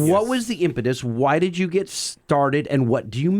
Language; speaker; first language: English; native; English